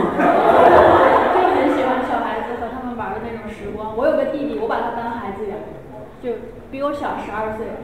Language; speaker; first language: Chinese; non-native, local second language; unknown